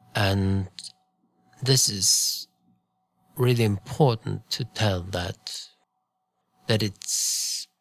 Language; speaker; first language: English; non-native, fluent; German